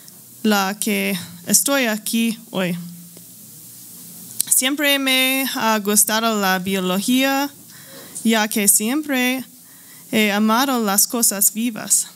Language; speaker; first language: Spanish; non-native, learner; English